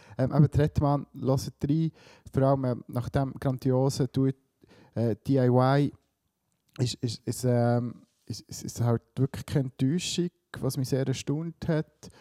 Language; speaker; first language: German; early bilingual, other home language; Swiss German